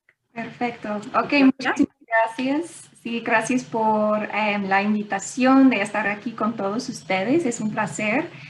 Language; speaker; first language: Spanish; non-native, fluent; English